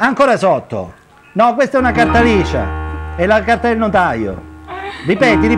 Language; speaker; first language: Italian; native; Italian